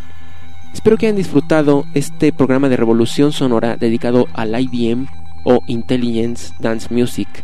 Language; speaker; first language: Spanish; native; Spanish